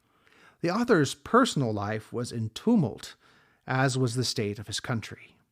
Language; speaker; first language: English; native; English